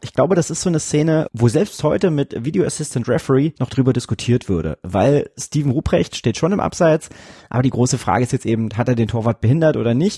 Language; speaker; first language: German; native; German